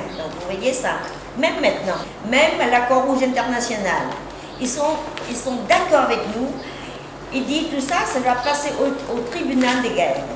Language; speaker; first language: French; non-native, fluent; Vietnamese